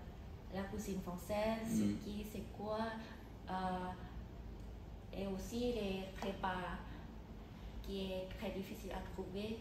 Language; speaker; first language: French; non-native, fluent; Thai